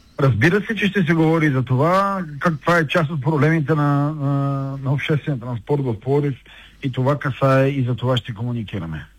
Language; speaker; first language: Bulgarian; native; Bulgarian